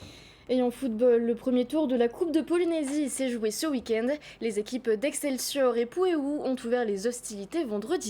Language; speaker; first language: French; native; French